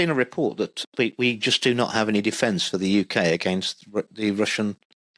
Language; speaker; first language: English; native; English